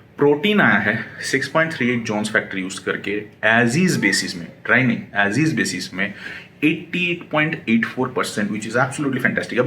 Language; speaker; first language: Hindi; non-native, local second language; Bangla